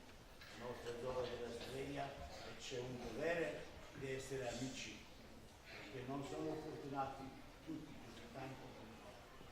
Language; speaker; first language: Italian; non-native, learner; Slovenian